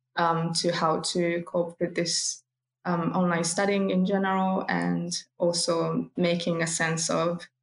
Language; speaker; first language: English; non-native, fluent; Japanese